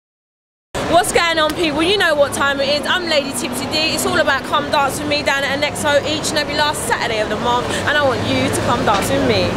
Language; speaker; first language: English; native; English